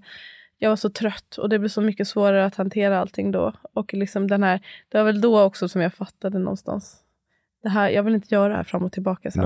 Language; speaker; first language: Swedish; native; Swedish